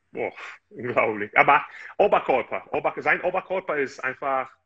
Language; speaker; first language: German; non-native, fluent; Italian